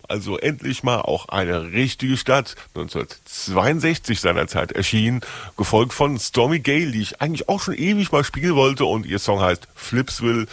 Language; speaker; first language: German; native; German